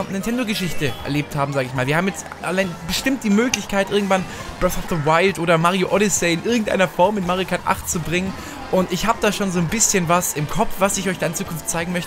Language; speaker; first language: German; native; German